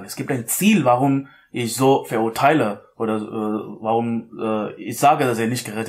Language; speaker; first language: German; non-native, learner; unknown